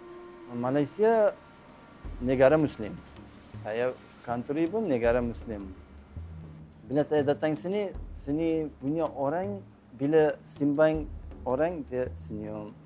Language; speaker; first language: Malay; non-native, learner; Uzbek